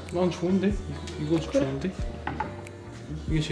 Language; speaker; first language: Korean; native; Korean